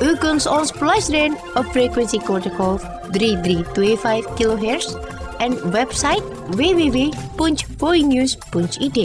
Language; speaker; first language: Dutch; non-native, fluent; Indonesian